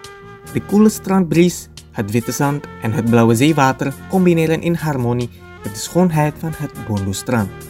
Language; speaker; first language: Dutch; non-native, fluent; Indonesian